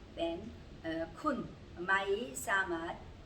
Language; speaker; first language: Thai; non-native, learner; Korean